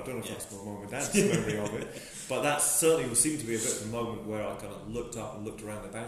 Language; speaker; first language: English; native; English